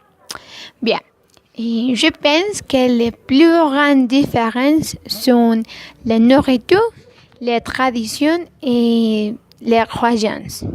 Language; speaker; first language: French; non-native, learner; Spanish